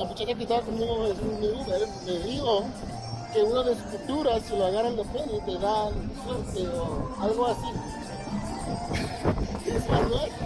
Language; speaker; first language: Spanish; non-native, learner; English